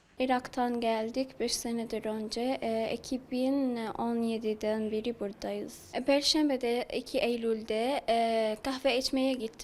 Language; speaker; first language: Turkish; non-native, learner; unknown